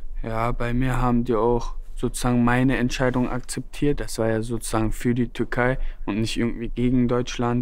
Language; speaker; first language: German; early bilingual, other home language; Turkish